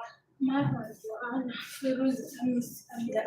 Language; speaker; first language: Arabic; non-native, learner; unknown